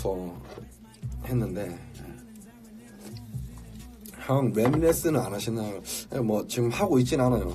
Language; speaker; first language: Korean; native; Korean